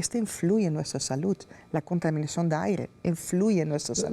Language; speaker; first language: Spanish; non-native, fluent; Dutch